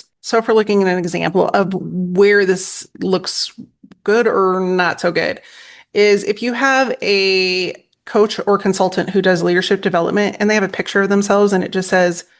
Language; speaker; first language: English; native; English